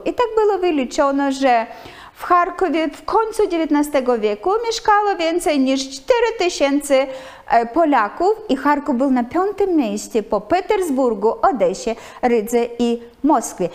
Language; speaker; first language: Polish; non-native, fluent; Ukrainian